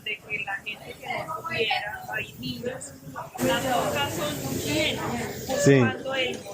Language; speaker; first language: Spanish; native; Spanish